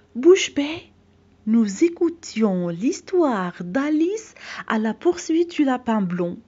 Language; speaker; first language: French; non-native, local second language; Arabic